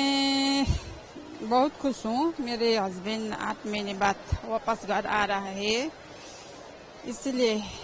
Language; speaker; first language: Hindi; non-native, local second language; Nepali